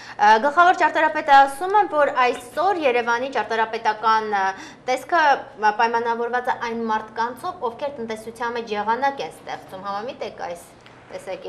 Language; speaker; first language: Armenian; native; Armenian